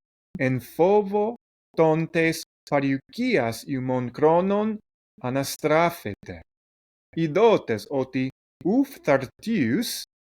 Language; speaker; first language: Greek; non-native, fluent; English